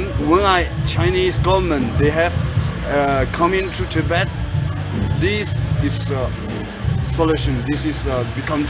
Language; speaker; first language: English; non-native, learner; Tibetan